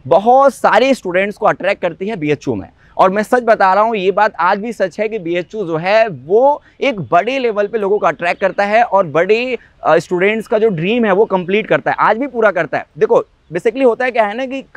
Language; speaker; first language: Hindi; native; Hindi